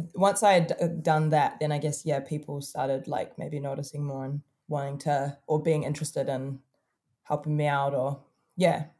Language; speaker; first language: English; native; English